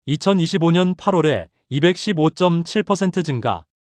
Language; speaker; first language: Korean; native; Korean